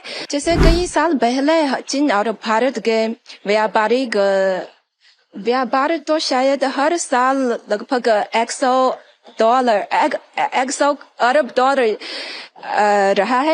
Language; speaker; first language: Hindi; non-native, fluent; Chinese